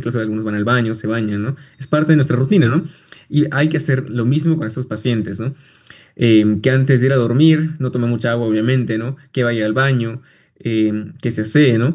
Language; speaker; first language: Spanish; native; Spanish